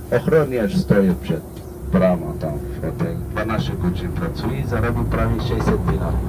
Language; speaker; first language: Polish; non-native, learner; Arabic